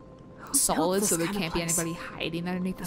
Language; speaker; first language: English; native; English